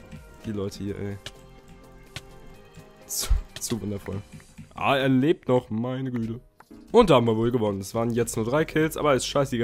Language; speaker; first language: German; native; German